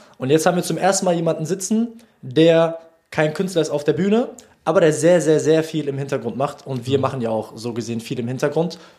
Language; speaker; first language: German; native; German